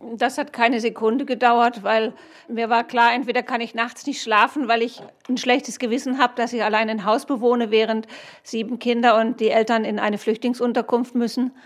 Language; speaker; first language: German; native; German